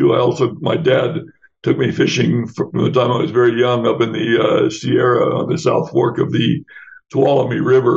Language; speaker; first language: English; native; English